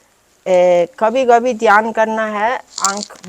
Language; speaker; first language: Hindi; non-native, learner; Italian